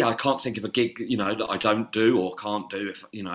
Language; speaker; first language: English; native; English